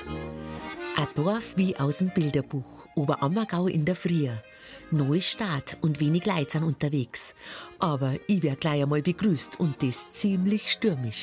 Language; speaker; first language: German; native; German